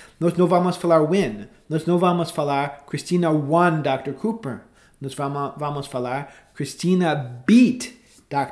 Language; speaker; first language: Portuguese; non-native, fluent; English